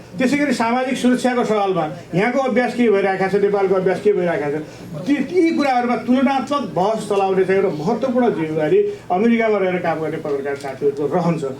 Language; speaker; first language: Nepali; native; Nepali